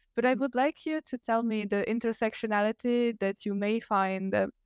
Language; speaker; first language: English; non-native, fluent; Italian